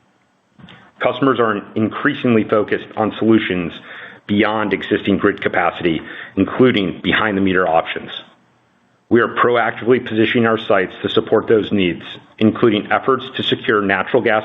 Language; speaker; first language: English; native; English